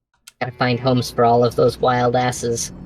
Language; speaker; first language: English; native; English